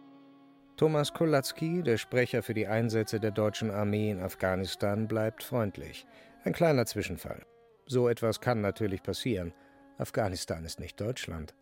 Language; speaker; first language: German; native; German